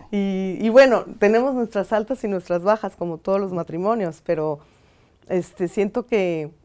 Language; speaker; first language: Spanish; native; Spanish